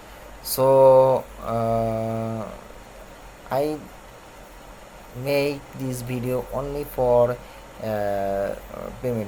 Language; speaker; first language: English; non-native, learner; Bangla